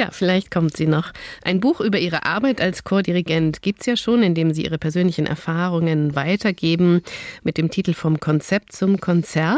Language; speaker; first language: German; native; German